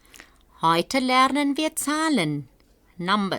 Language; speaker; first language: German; non-native, fluent; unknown